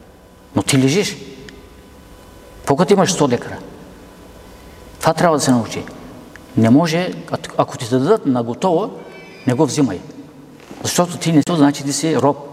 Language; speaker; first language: Bulgarian; non-native, local second language; Turkish